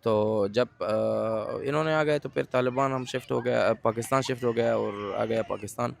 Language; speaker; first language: Hindi; non-native, fluent; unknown